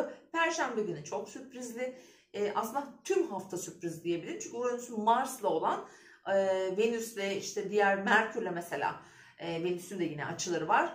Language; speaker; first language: Turkish; native; Turkish